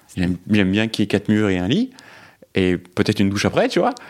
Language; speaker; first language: French; native; French